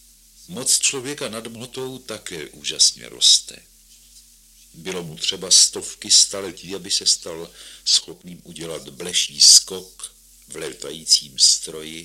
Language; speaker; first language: Czech; native; Czech